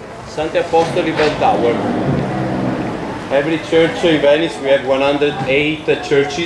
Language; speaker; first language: English; non-native, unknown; Italian